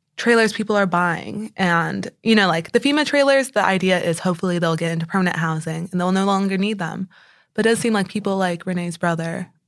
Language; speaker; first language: English; native; English